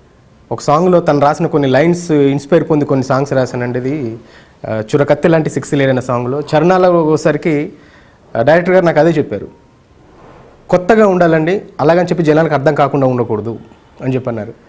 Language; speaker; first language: Telugu; native; Telugu